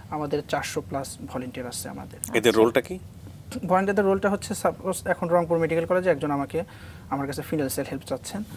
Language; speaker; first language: Bangla; native; Bangla